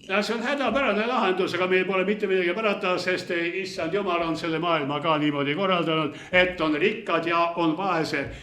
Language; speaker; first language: Estonian; non-native, local second language; Russian